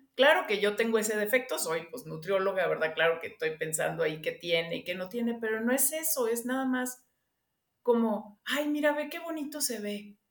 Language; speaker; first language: Spanish; non-native, local second language; English